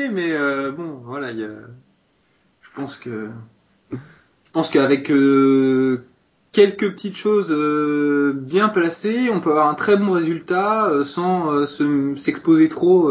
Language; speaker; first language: French; native; French